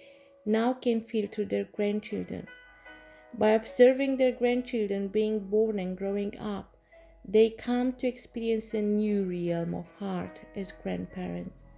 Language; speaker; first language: English; non-native, fluent; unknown